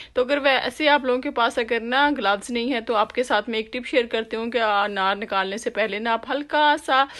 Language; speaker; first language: Urdu; native; Urdu